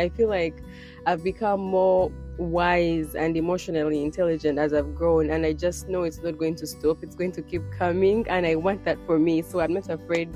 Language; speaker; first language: English; non-native, local second language; Ganda